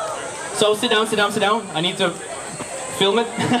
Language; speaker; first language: English; non-native, learner; Ukrainian